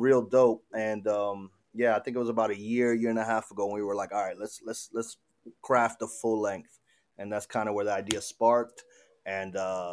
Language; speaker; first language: English; native; English